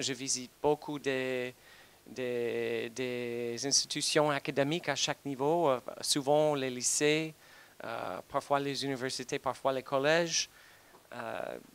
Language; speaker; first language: French; non-native, fluent; English